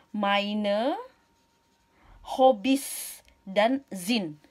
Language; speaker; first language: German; non-native, learner; Indonesian